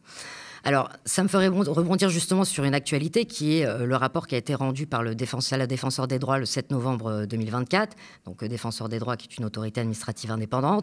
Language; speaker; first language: French; native; French